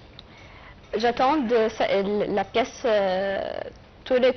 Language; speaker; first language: French; non-native, learner; Arabic